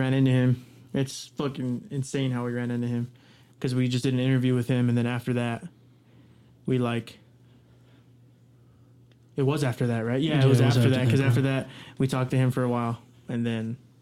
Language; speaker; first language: English; native; English